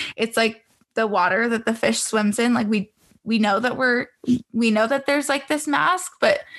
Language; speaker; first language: English; native; English